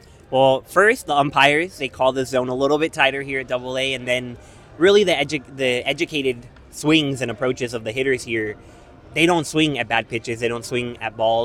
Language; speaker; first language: English; native; English